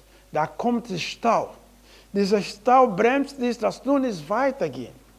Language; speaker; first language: German; non-native, learner; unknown